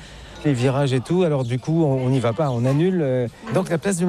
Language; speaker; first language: French; native; French